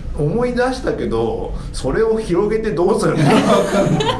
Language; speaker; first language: Japanese; native; Japanese